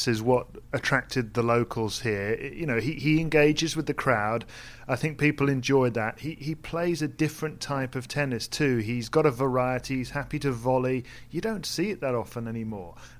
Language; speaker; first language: English; native; English